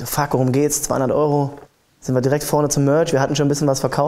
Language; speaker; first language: German; native; German